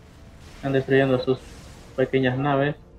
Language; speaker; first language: Spanish; native; Spanish